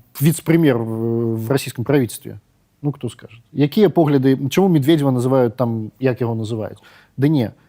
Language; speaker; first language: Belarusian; non-native, local second language; Russian